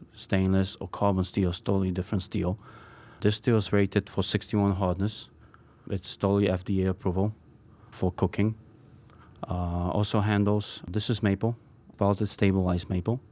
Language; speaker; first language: English; non-native, fluent; Polish